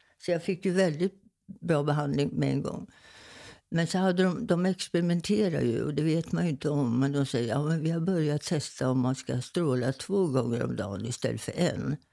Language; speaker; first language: Swedish; native; Swedish